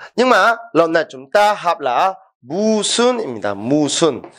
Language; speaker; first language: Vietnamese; non-native, fluent; Korean